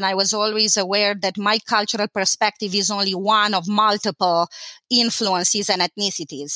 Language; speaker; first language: English; non-native, fluent; Romanian